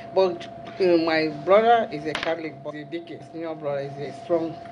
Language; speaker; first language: English; non-native, local second language; Igbo